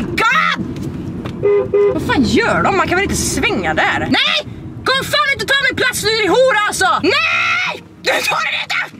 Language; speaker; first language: Swedish; native; Swedish